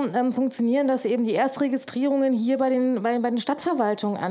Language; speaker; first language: German; native; German